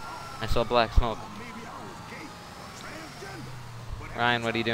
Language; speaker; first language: English; native; English